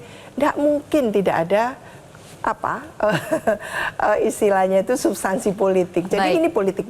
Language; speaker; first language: Indonesian; native; Indonesian